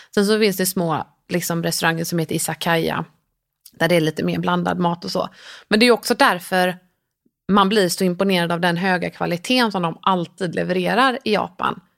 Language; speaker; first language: Swedish; native; Swedish